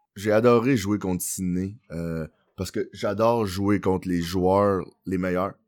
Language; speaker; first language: French; early bilingual, other home language; Haitian Creole